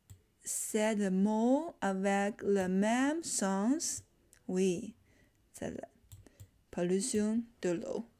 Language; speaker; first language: French; non-native, learner; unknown